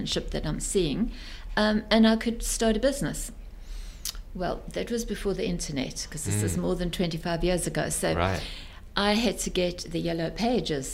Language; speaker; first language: English; native; English